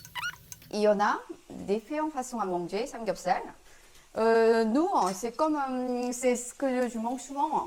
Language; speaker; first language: French; non-native, learner; Korean